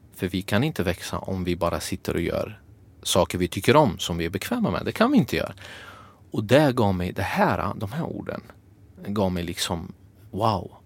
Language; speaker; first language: Swedish; early bilingual, other home language; Kurdish